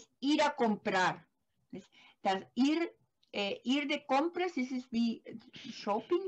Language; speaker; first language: German; non-native, learner; Spanish